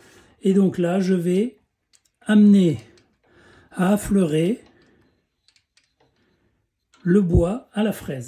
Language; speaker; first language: French; native; French